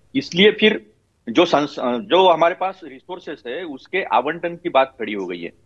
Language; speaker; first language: Hindi; non-native, local second language; Marathi